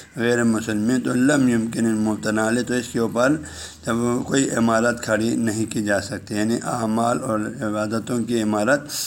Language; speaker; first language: Urdu; native; Urdu